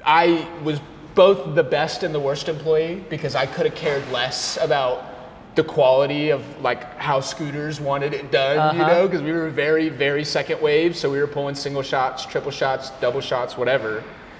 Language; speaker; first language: English; native; English